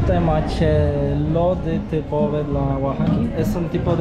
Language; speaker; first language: Spanish; non-native, learner; Polish